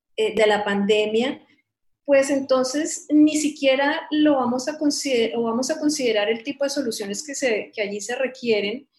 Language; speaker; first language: Spanish; native; Spanish